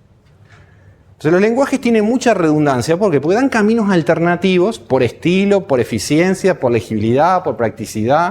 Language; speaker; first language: Spanish; native; Spanish